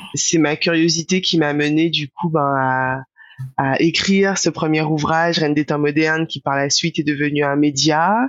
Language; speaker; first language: French; native; French